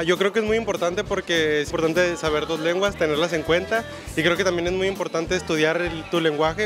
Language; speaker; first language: Spanish; early bilingual, heritage; Spanish